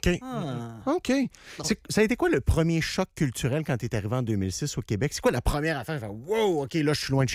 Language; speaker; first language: French; native; French